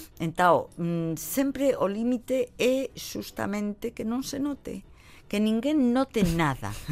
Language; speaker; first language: Galician; native; Galician